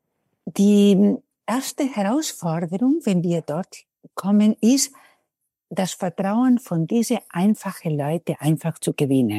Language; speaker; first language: German; non-native, fluent; Spanish